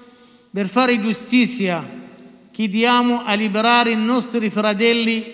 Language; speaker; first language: Italian; non-native, learner; Arabic